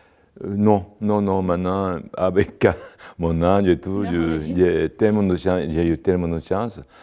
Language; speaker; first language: French; non-native, fluent; Japanese